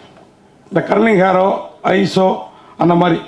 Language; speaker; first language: Tamil; native; Tamil